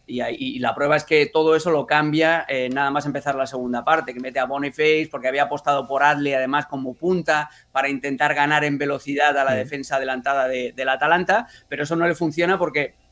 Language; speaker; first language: Spanish; native; Spanish